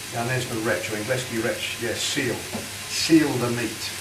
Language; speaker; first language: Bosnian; non-native, learner; English